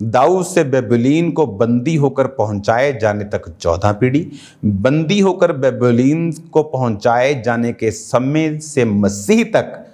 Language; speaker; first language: Hindi; non-native, local second language; Punjabi